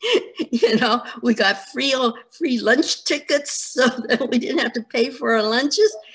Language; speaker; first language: English; native; English